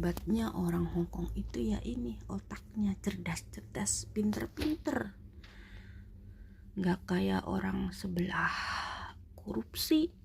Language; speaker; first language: Indonesian; native; Indonesian